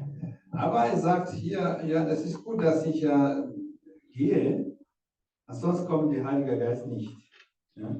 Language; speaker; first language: German; non-native, fluent; Rundi